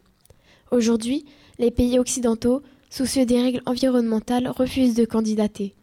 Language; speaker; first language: French; native; French